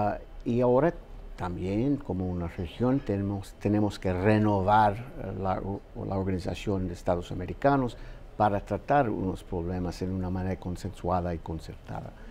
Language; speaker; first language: Spanish; non-native, fluent; English